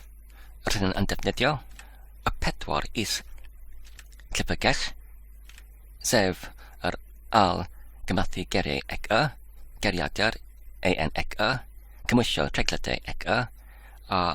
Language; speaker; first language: Welsh; non-native, learner; English